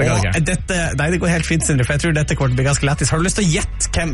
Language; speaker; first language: Norwegian; native; Norwegian